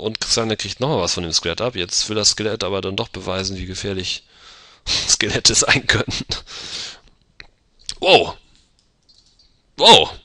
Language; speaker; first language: German; native; German